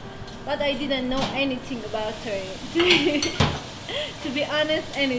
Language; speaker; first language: English; non-native, learner; Persian